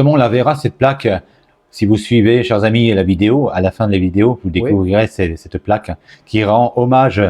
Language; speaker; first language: French; native; French